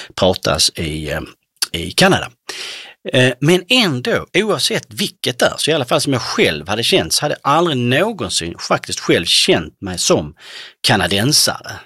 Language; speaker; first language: Swedish; native; Swedish